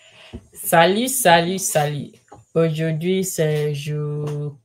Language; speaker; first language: French; non-native, learner; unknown